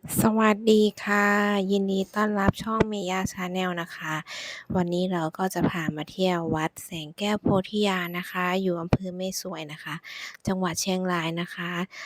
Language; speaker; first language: Thai; native; Thai